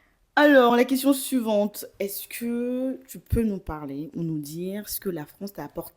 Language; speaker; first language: French; non-native, local second language; Bambara